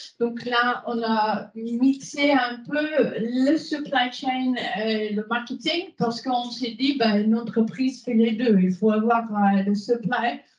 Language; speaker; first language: French; non-native, fluent; German